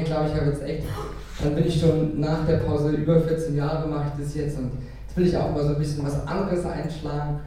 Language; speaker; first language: German; native; German